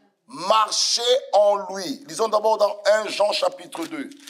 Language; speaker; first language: French; non-native, fluent; Lingala